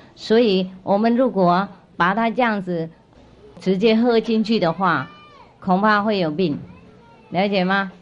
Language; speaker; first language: Chinese; non-native, fluent; Vietnamese